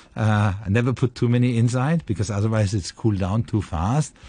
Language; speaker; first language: English; non-native, fluent; German